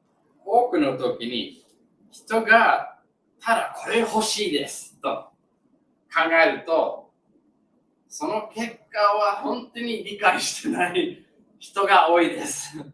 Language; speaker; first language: Japanese; non-native, fluent; English